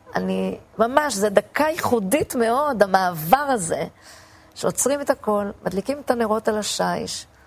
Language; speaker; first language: Hebrew; native; Hebrew